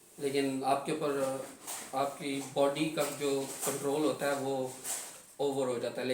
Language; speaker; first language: Urdu; non-native, local second language; Punjabi